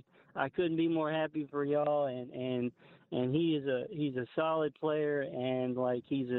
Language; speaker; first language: English; native; English